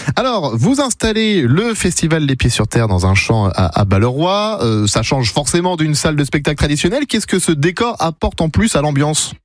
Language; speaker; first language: French; native; French